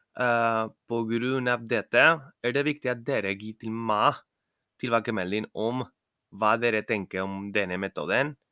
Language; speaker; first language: Norwegian; non-native, fluent; Spanish